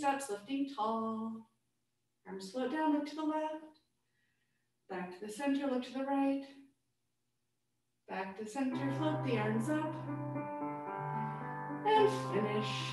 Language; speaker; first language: English; native; English